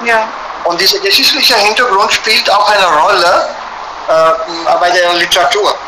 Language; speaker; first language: German; non-native, fluent; Hindi